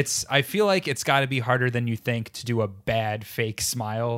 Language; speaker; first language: English; native; English